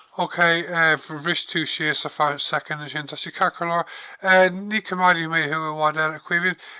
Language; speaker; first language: Irish; non-native, local second language; English